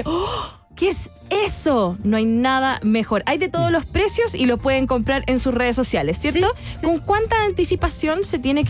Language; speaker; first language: Spanish; native; Spanish